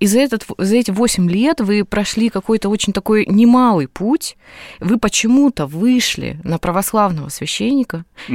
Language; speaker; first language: Russian; native; Russian